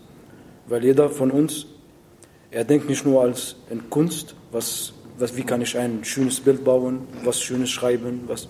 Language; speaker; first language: German; non-native, learner; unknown